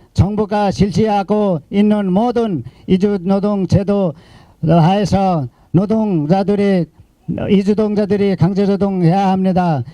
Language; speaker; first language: Korean; non-native, fluent; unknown